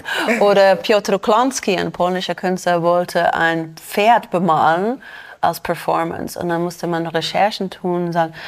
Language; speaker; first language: German; non-native, fluent; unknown